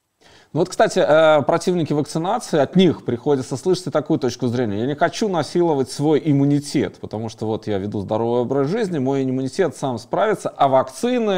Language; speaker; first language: Russian; native; Russian